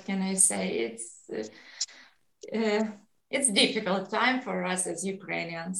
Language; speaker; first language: English; non-native, learner; Ukrainian